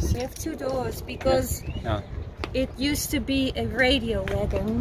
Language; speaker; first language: English; non-native, fluent; German